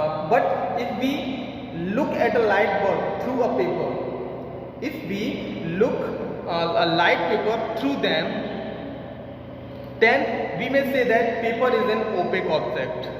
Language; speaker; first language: English; non-native, local second language; Hindi